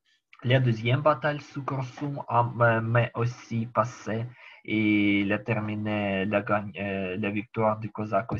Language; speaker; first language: French; non-native, learner; Ukrainian